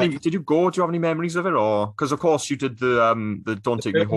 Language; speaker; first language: English; native; English